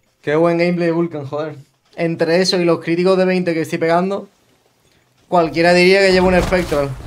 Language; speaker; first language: Spanish; native; Spanish